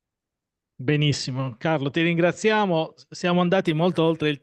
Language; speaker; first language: Italian; native; Italian